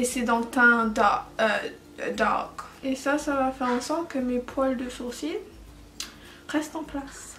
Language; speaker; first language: French; early bilingual, heritage; French